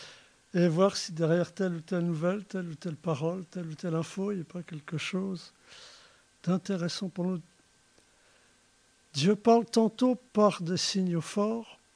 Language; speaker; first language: French; native; French